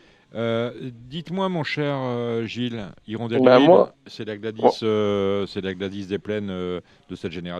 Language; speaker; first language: French; native; French